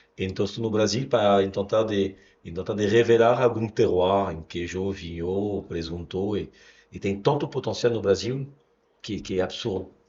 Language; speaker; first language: Portuguese; non-native, fluent; French